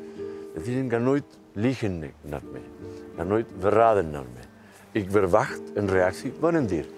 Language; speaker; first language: Dutch; non-native, learner; Spanish